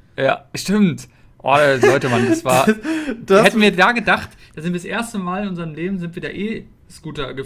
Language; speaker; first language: German; native; German